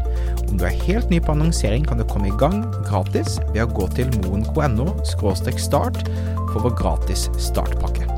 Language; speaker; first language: Norwegian; native; Norwegian